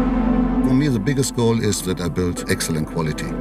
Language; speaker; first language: English; non-native, fluent; German